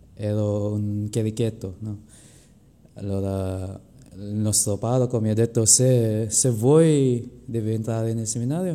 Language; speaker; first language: Italian; non-native, fluent; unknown